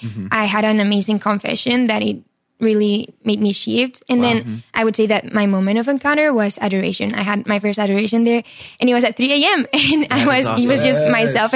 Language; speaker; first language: English; non-native, fluent; Spanish